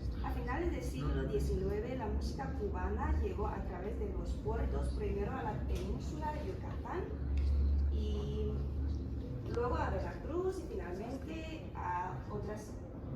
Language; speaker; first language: Spanish; non-native, fluent; Chinese